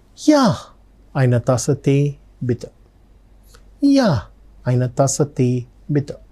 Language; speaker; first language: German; non-native, fluent; Telugu